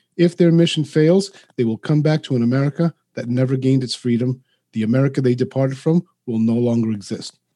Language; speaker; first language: English; early bilingual, other home language; Spanish